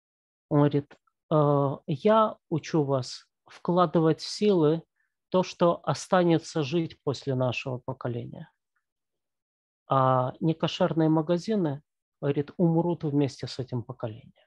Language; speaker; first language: Russian; native; Russian